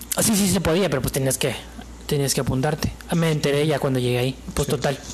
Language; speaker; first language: Spanish; native; Spanish